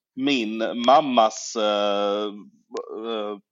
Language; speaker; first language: Swedish; native; Swedish